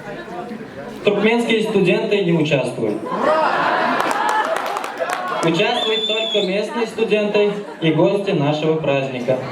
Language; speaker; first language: Russian; non-native, fluent; Turkmen